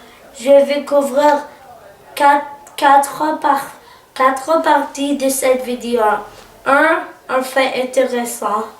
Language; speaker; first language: French; early bilingual, other home language; Arabic